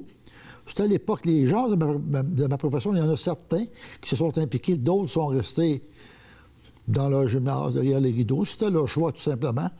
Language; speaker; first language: French; native; French